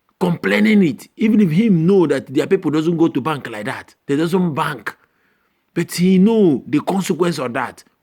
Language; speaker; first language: Nigerian Pidgin; non-native, local second language; Igbo